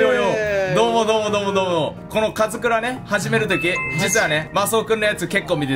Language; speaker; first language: Japanese; native; Japanese